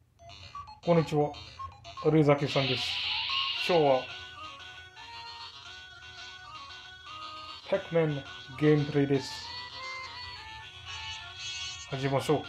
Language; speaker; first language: Japanese; non-native, learner; English